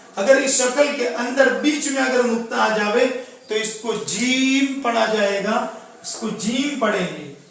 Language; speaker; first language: Urdu; non-native, local second language; Gujarati